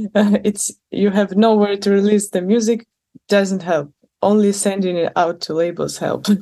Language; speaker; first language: English; non-native, fluent; Russian